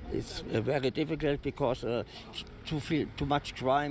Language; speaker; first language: English; non-native, learner; German